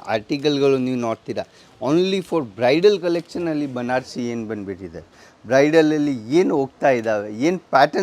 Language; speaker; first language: Kannada; non-native, fluent; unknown